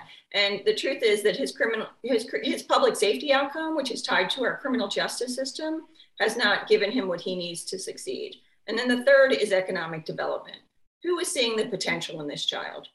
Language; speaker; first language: English; native; English